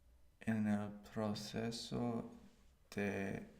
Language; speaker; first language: Spanish; non-native, learner; English